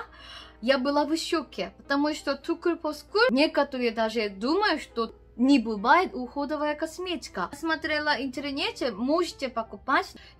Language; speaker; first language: Russian; non-native, learner; Korean